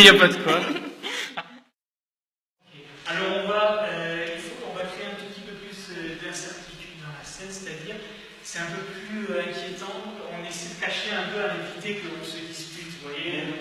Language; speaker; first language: French; native; French